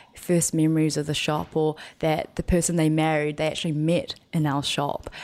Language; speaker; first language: English; native; English